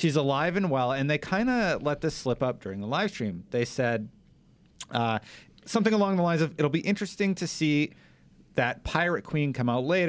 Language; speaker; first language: English; native; English